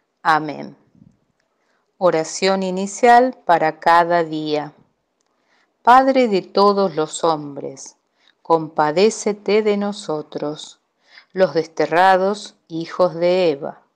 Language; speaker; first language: Spanish; native; Spanish